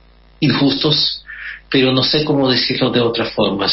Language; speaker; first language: Spanish; non-native, fluent; Russian